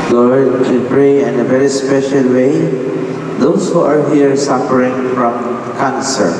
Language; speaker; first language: English; non-native, local second language; Filipino